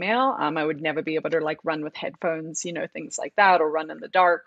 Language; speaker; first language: English; native; English